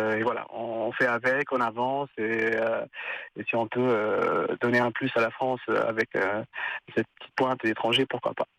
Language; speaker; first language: French; non-native, local second language; Arabic